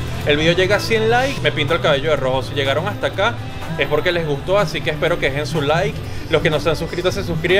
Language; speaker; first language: Spanish; native; Spanish